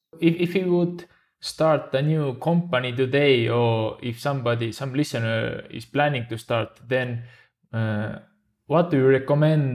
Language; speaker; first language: English; non-native, fluent; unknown